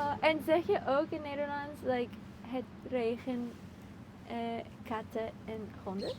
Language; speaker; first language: Dutch; non-native, learner; English